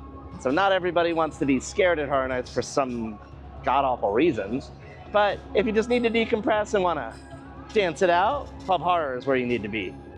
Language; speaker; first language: English; native; English